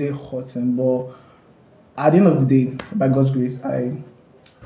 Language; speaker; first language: English; non-native, local second language; Ibibio